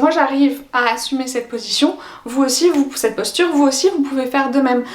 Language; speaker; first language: French; native; French